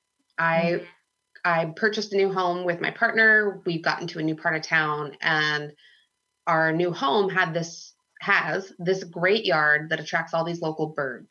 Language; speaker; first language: English; native; English